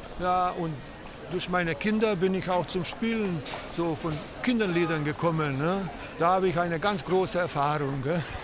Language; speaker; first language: German; non-native, fluent; Italian